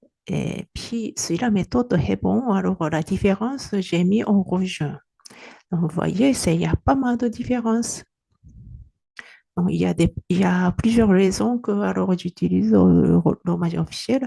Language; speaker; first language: French; non-native, fluent; Japanese